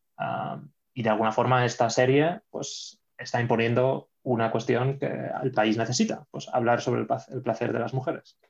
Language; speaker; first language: Spanish; non-native, local second language; Catalan